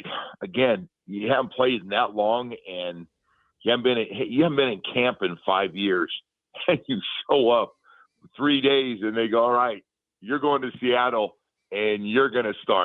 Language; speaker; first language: English; native; English